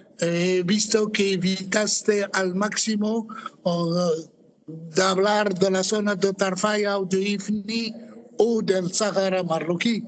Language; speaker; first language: Spanish; non-native, fluent; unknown